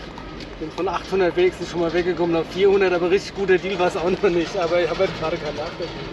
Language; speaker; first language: German; native; German